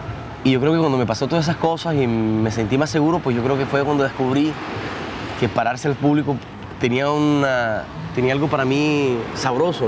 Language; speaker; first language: Spanish; native; Spanish